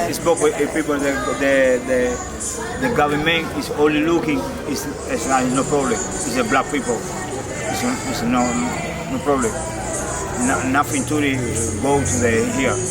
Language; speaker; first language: English; non-native, learner; Spanish